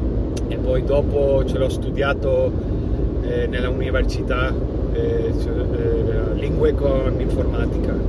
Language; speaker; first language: Italian; non-native, fluent; German